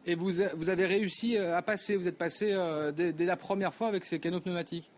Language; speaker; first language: French; native; French